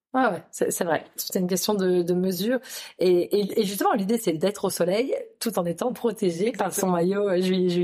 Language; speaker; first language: French; native; French